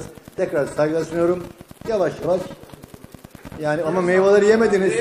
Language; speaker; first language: Turkish; native; Turkish